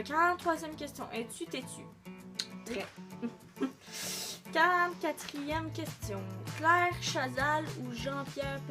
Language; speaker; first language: French; native; French